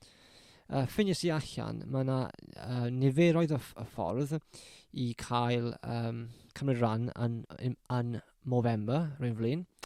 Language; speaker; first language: Welsh; non-native, local second language; English